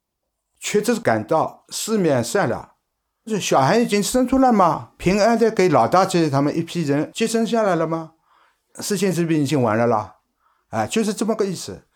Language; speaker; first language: Chinese; native; Chinese